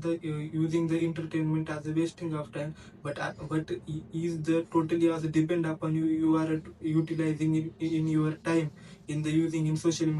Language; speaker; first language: English; non-native, learner; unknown